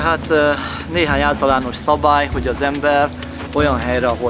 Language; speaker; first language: Hungarian; native; Hungarian